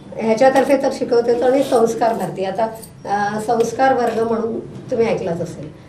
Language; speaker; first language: Marathi; non-native, local second language; Telugu